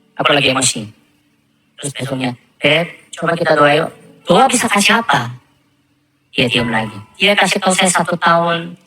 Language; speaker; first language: Indonesian; non-native, fluent; Korean